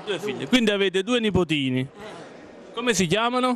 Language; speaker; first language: Italian; native; Italian